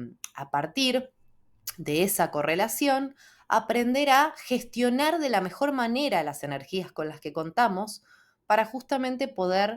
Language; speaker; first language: Spanish; native; Spanish